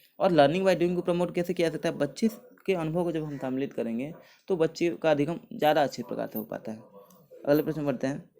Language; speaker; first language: Hindi; native; Hindi